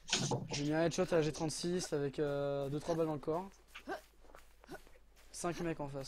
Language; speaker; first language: French; native; French